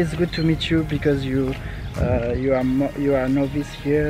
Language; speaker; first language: English; non-native, fluent; French